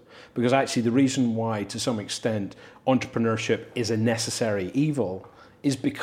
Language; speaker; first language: English; native; English